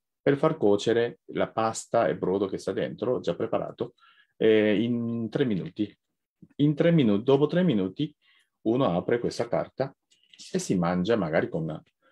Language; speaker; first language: Italian; non-native, fluent; Japanese